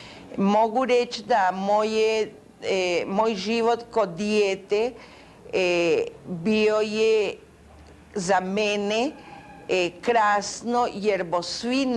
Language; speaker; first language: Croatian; early bilingual, heritage; Croatian